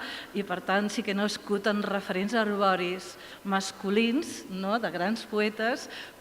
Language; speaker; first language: Catalan; native; Catalan